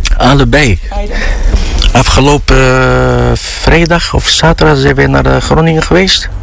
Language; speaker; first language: Dutch; non-native, fluent; Arabic